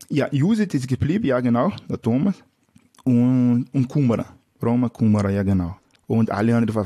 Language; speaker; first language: German; non-native, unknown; Portuguese